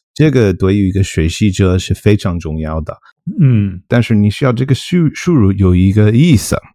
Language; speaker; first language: Chinese; non-native, fluent; English